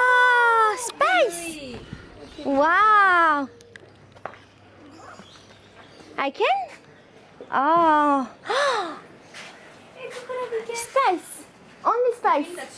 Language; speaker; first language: English; non-native, learner; French